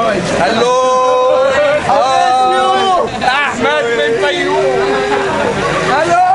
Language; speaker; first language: Arabic; native; Arabic